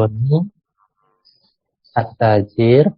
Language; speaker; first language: Arabic; non-native, fluent; Indonesian